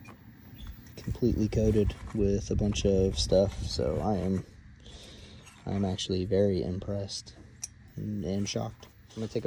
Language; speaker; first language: English; native; English